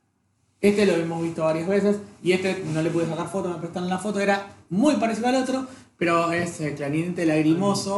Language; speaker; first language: Spanish; native; Spanish